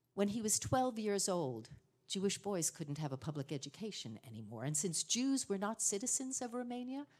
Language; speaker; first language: English; native; English